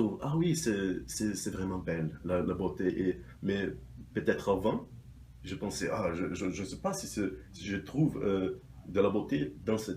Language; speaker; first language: French; non-native, fluent; Portuguese